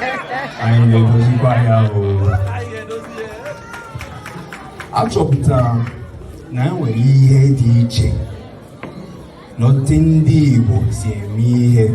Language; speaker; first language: Igbo; early bilingual, heritage; Igbo